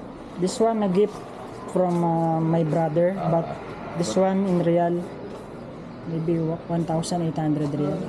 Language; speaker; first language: English; non-native, local second language; Filipino